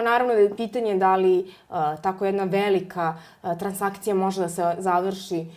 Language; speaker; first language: Serbian; native; Serbian